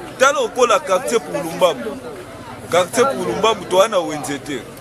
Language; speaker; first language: Lingala; native; Lingala